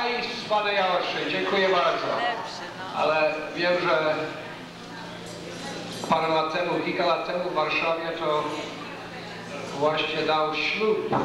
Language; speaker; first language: Polish; early bilingual, heritage; English